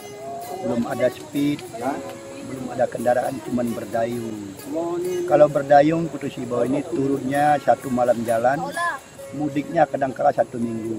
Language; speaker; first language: Indonesian; non-native, local second language; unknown